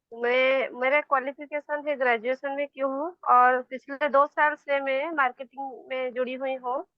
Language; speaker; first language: Hindi; non-native, local second language; Odia